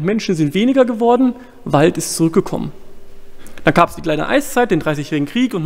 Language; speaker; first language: German; native; German